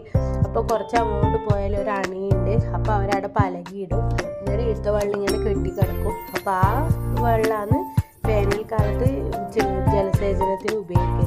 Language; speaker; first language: Malayalam; native; Malayalam